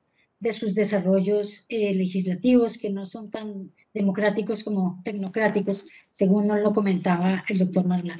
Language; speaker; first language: Spanish; native; Spanish